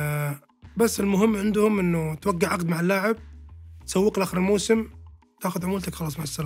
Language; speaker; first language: Arabic; native; Arabic